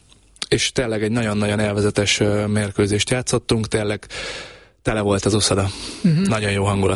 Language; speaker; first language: Hungarian; native; Hungarian